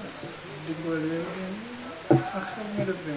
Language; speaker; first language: Hebrew; non-native, learner; English